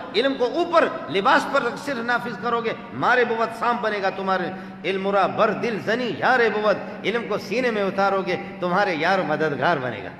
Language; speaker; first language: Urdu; non-native, local second language; Baluchi